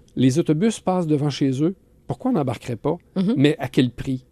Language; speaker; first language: French; native; French